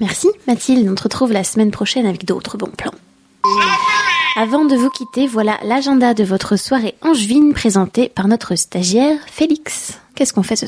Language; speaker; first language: French; native; French